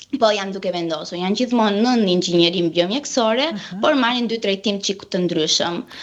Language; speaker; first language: Albanian; early bilingual, heritage; Albanian